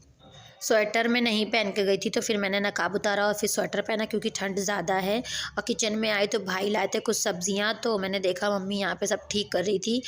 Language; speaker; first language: Hindi; native; Hindi